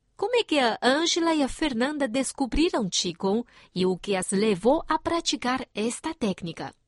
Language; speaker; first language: Portuguese; non-native, fluent; Chinese